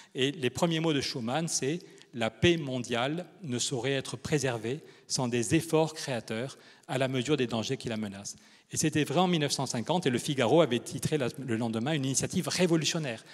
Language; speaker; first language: French; native; French